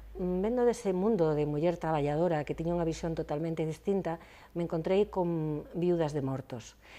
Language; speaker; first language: Galician; non-native, local second language; Spanish